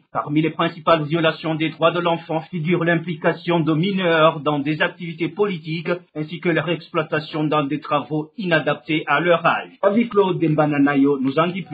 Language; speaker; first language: French; non-native, local second language; Rundi